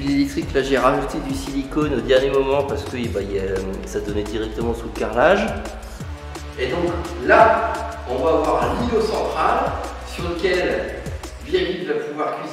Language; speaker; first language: French; native; French